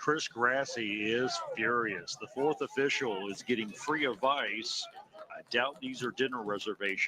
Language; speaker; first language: English; native; English